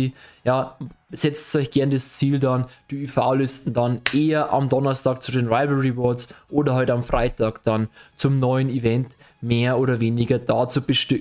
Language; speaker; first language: German; native; German